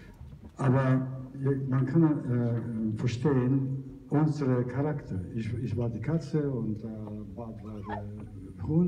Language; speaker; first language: German; non-native, learner; Italian